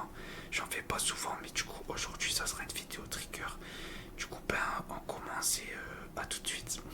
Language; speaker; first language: French; native; French